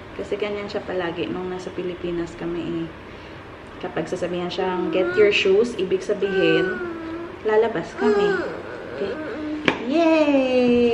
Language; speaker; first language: Filipino; non-native, local second language; Hiligaynon